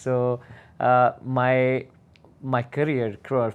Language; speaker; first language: English; non-native, local second language; Urdu